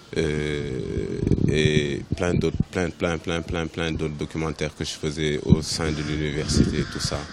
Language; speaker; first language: French; non-native, local second language; Wolof